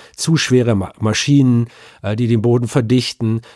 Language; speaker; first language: German; native; German